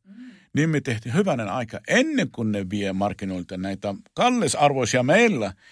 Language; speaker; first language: Finnish; non-native, fluent; Arabic